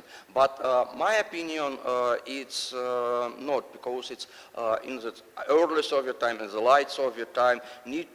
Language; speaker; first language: English; non-native, learner; Russian